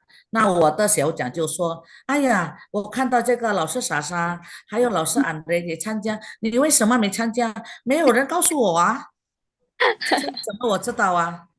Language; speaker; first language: Chinese; non-native, fluent; Indonesian